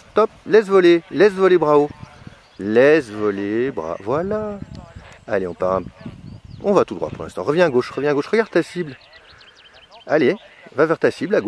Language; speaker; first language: French; native; French